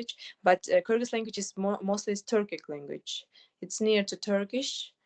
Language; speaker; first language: English; non-native, fluent; Kyrgyz